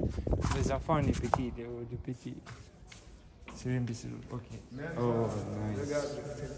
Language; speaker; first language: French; non-native, learner; English